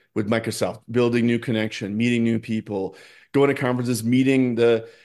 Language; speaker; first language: English; non-native, fluent; Norwegian